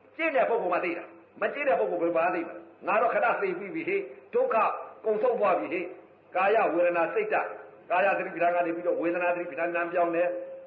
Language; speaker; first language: Burmese; native; Burmese